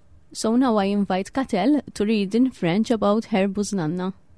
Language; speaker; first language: English; non-native, local second language; Maltese